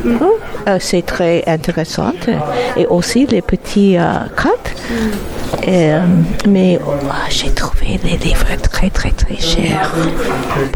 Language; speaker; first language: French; non-native, learner; English